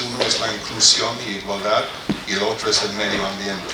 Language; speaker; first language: Spanish; non-native, fluent; English